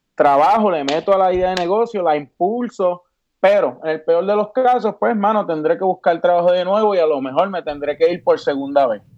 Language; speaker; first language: Spanish; native; Spanish